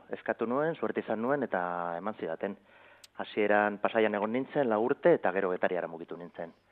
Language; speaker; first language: Basque; non-native, local second language; Spanish